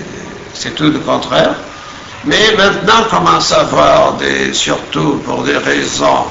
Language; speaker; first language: French; non-native, fluent; Portuguese